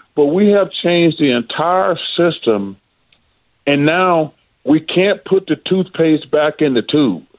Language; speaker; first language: English; native; English